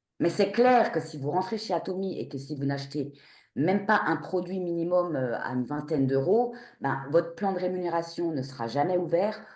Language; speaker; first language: French; native; French